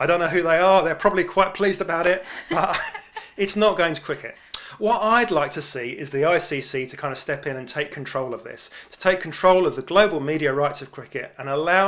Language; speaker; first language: English; native; English